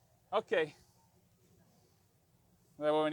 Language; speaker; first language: Italian; native; Italian